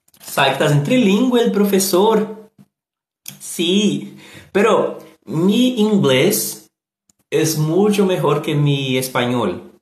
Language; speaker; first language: Spanish; non-native, learner; Portuguese